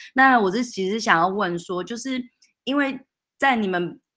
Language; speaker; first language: Chinese; native; Chinese